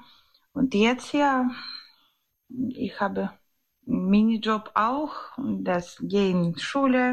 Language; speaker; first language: German; non-native, learner; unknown